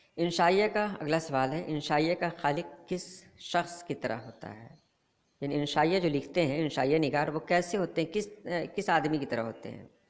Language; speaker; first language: Urdu; native; Urdu